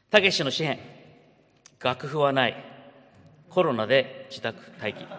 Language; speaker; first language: Japanese; early bilingual, heritage; Japanese